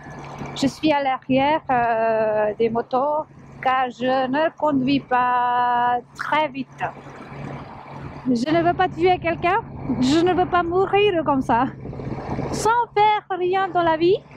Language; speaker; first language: French; non-native, learner; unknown